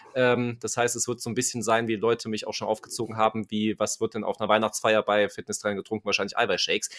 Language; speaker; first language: German; native; German